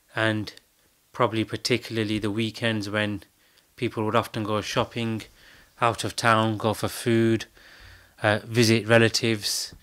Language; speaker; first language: English; native; English